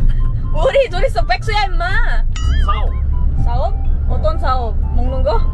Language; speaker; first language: Korean; non-native, learner; Filipino